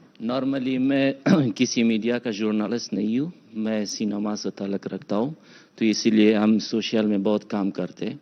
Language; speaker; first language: Hindi; non-native, fluent; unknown